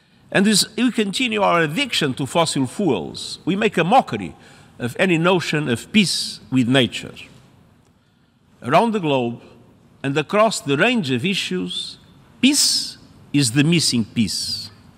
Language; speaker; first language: English; non-native, fluent; Portuguese